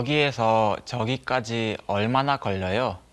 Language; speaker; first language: Korean; non-native, learner; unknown